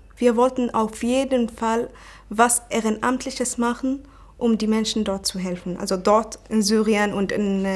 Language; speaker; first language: German; non-native, fluent; Arabic